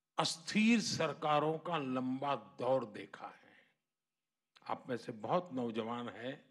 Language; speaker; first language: Hindi; non-native, local second language; Gujarati